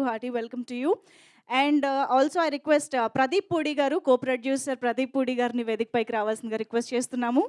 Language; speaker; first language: Telugu; native; Telugu